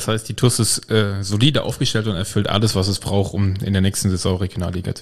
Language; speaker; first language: German; native; German